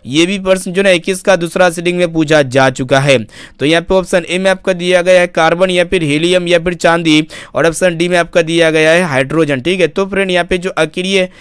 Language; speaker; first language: Hindi; native; Hindi